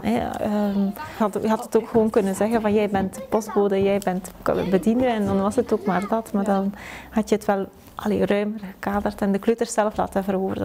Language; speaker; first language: Dutch; native; Dutch